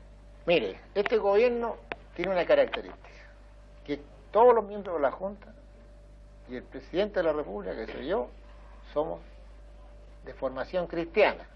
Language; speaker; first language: Spanish; native; Spanish